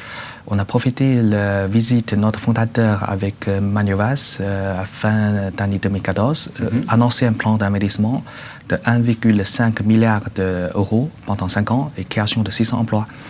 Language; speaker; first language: French; non-native, learner; Chinese